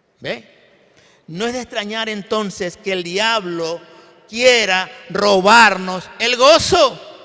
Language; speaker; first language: Spanish; native; Spanish